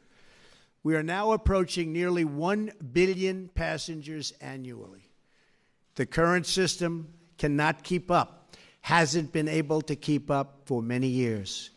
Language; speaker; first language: English; native; English